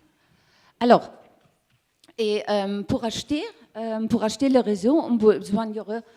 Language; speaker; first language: French; non-native, learner; German